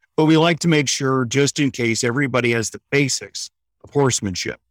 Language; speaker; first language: English; native; English